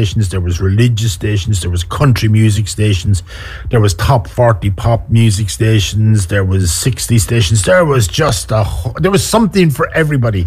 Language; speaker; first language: English; native; English